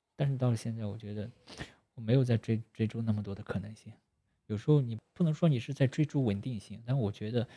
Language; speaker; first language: Chinese; native; Chinese